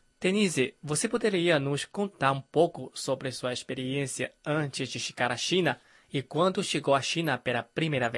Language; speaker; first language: Portuguese; non-native, fluent; Chinese